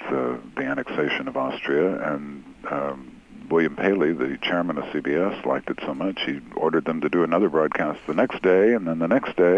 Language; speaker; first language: English; native; English